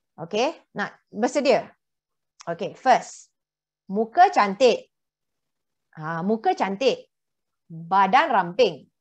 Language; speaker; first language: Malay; native; Malay